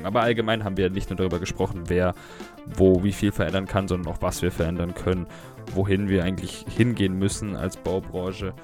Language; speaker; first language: German; native; German